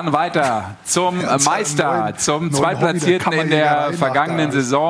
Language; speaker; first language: German; native; German